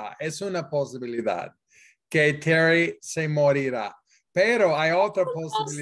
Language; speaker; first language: Spanish; non-native, fluent; English